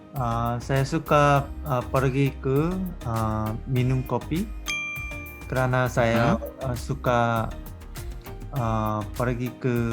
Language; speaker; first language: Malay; non-native, learner; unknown